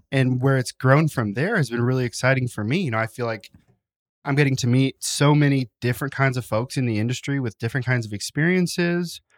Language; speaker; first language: English; native; English